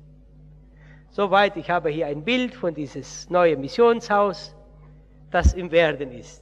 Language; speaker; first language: German; early bilingual, heritage; Portuguese